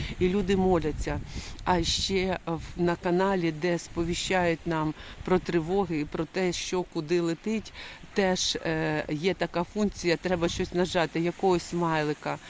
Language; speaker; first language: Ukrainian; non-native, local second language; Russian